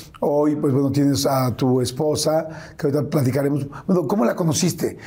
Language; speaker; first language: Spanish; native; Spanish